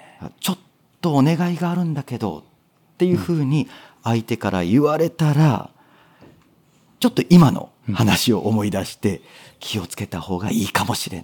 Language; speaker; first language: Japanese; native; Japanese